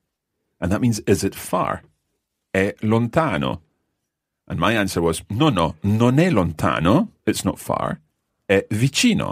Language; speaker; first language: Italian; non-native, fluent; English